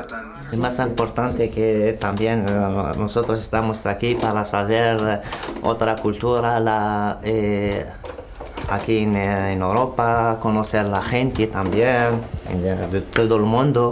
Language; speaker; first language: Spanish; non-native, learner; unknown